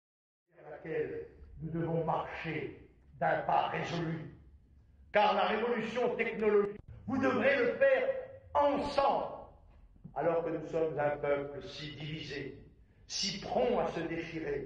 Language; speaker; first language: French; native; French